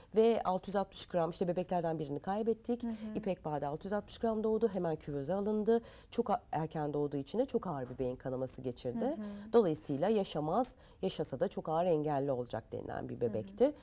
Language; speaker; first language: Turkish; early bilingual, heritage; Turkish